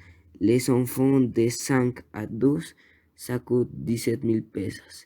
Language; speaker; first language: French; non-native, learner; Spanish